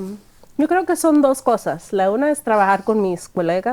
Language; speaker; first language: Spanish; early bilingual, heritage; Spanish